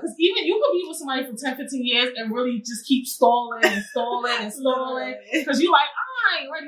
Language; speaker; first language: English; native; English